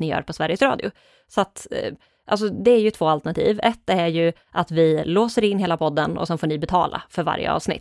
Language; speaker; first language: Swedish; native; Swedish